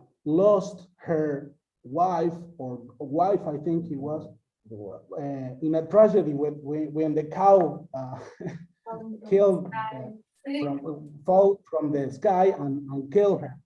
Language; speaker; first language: English; non-native, learner; Spanish